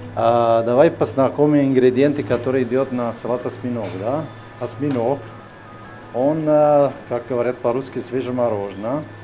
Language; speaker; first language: Russian; non-native, fluent; Italian